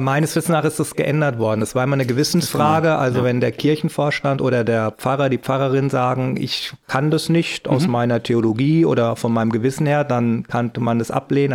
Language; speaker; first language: German; native; German